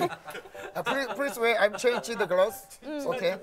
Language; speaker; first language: English; non-native, learner; Korean